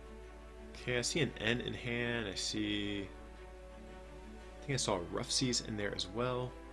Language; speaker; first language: English; native; English